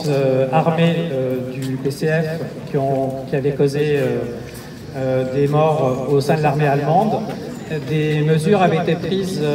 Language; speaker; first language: French; native; French